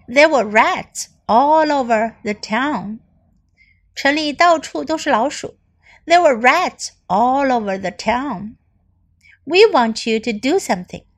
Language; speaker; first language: English; non-native, fluent; Chinese